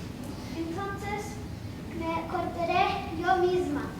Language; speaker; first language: Spanish; non-native, learner; English